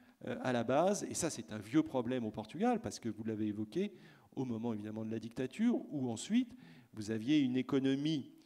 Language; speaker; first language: French; native; French